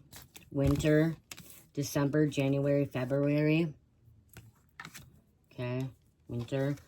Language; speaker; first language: English; native; English